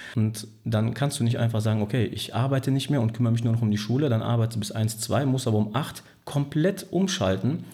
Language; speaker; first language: German; early bilingual, other home language; Turkish